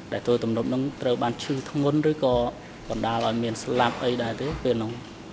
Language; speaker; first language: Khmer; native; Khmer